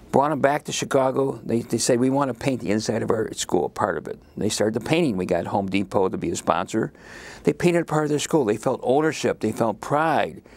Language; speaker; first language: English; native; English